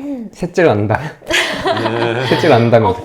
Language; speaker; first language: Korean; native; Korean